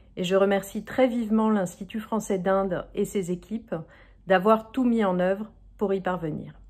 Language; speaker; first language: French; native; French